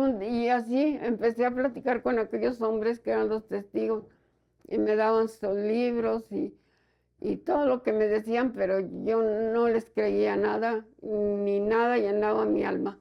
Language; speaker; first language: Spanish; native; Spanish